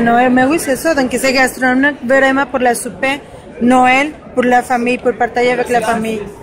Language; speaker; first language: French; native; French